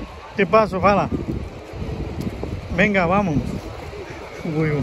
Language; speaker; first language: Spanish; non-native, learner; Bangla